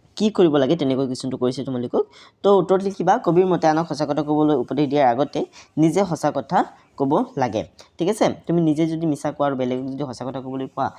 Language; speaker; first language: Assamese; native; Assamese